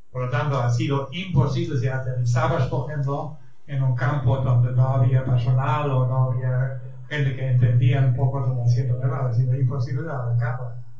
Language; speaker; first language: Spanish; non-native, fluent; German